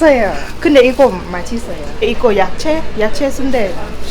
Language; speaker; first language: Korean; non-native, learner; Thai